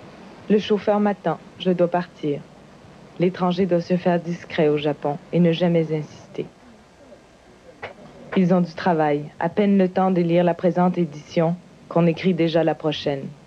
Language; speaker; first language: French; native; French